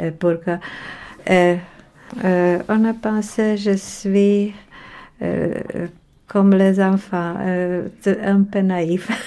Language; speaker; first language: French; non-native, learner; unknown